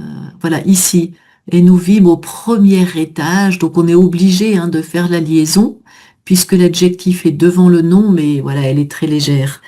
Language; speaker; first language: French; native; French